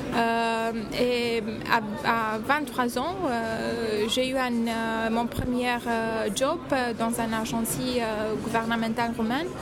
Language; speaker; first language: French; non-native, learner; Romanian